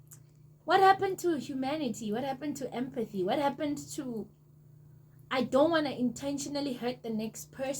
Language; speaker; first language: English; non-native, local second language; Zulu